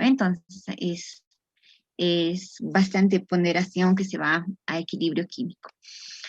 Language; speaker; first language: Spanish; native; Spanish